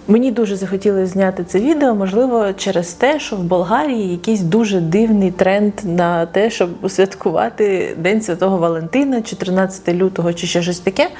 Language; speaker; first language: Ukrainian; non-native, local second language; Russian